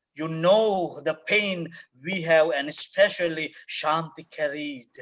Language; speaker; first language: English; non-native, local second language; Sinhala